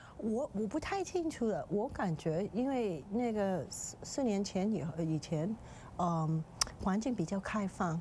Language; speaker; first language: Chinese; non-native, fluent; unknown